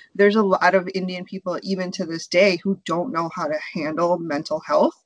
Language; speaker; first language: English; native; English